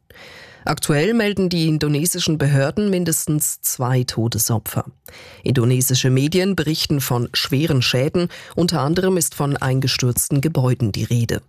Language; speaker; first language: German; native; German